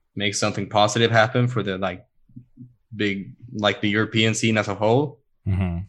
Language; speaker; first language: English; non-native, fluent; Swedish